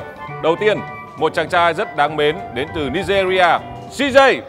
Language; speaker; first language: Vietnamese; native; Vietnamese